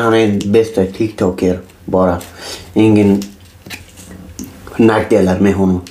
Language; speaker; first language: Swedish; non-native, learner; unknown